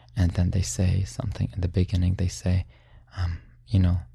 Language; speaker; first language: English; non-native, fluent; Arabic